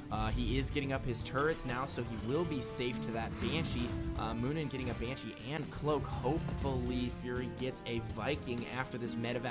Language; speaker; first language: English; native; English